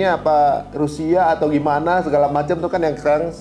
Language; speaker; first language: Indonesian; native; Indonesian